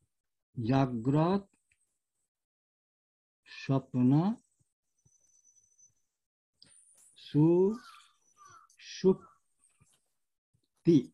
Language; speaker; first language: Japanese; non-native, learner; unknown